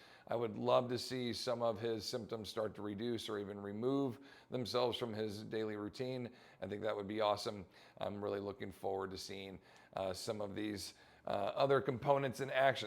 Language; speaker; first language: English; native; English